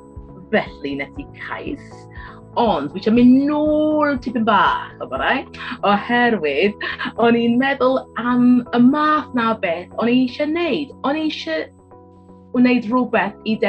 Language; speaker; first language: Welsh; non-native, learner; English